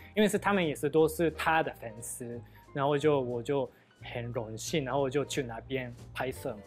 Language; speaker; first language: Chinese; non-native, fluent; Japanese